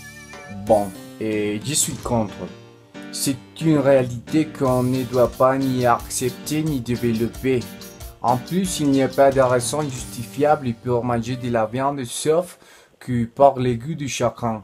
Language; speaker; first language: French; non-native, learner; Spanish